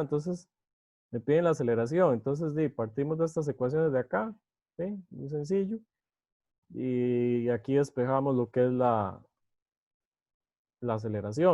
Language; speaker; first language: Spanish; native; Spanish